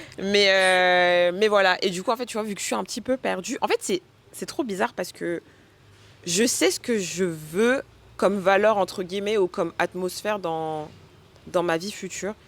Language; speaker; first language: French; early bilingual, other home language; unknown